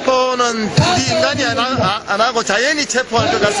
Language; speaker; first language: Korean; native; Korean